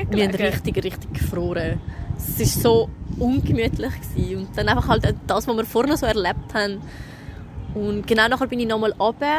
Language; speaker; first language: German; native; German